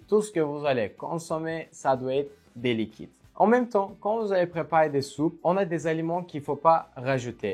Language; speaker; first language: French; non-native, fluent; Turkish